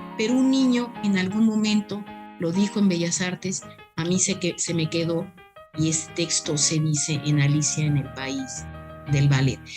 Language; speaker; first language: Spanish; native; Spanish